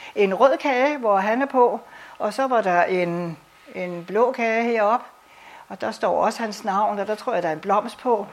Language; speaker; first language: Danish; native; Danish